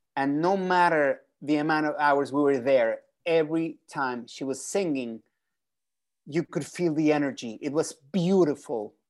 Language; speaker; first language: English; non-native, fluent; Spanish